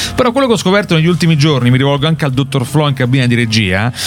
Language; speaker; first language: Italian; native; Italian